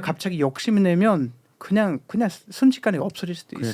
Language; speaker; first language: Korean; non-native, fluent; German